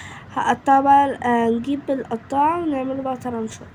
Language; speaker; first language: Arabic; native; Arabic